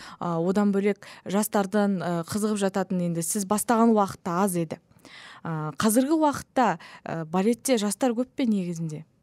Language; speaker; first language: Kazakh; native; Kazakh